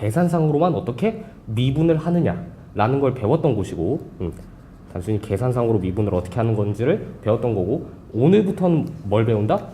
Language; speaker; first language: Korean; native; Korean